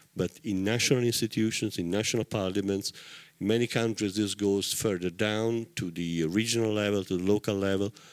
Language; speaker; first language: English; non-native, fluent; Italian